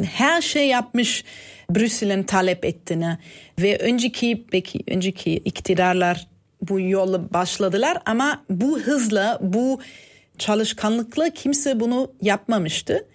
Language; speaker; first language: Turkish; non-native, fluent; German